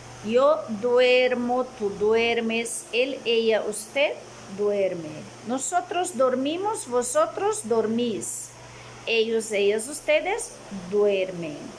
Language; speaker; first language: Spanish; non-native, fluent; Portuguese